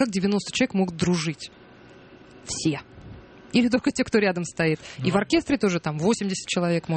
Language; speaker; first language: Russian; native; Russian